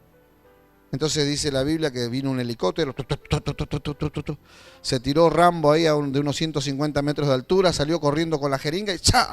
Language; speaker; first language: Spanish; native; Spanish